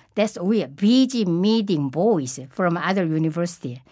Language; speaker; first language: English; non-native, fluent; Korean